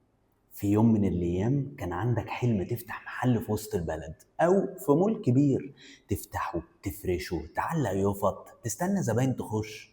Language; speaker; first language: Arabic; native; Arabic